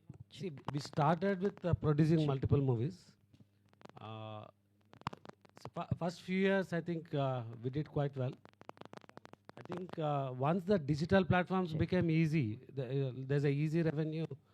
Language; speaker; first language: English; non-native, local second language; Telugu